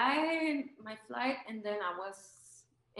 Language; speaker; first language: English; non-native, fluent; Spanish